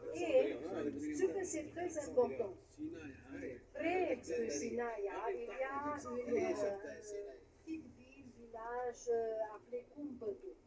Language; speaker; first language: French; non-native, fluent; Romanian